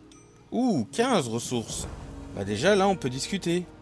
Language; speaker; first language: French; native; French